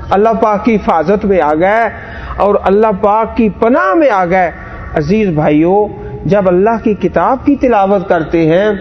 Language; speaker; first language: Urdu; non-native, local second language; Punjabi